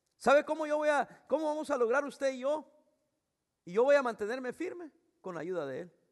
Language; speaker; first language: Spanish; native; Spanish